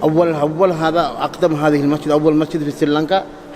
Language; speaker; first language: Arabic; non-native, learner; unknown